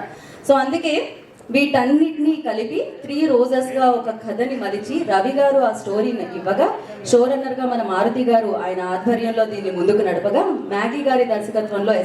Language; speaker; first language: Telugu; native; Telugu